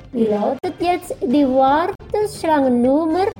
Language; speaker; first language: German; non-native, fluent; Indonesian